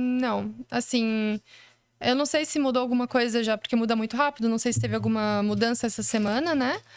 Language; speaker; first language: Portuguese; native; Portuguese